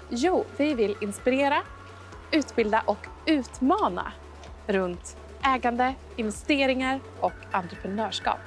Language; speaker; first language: Swedish; native; Swedish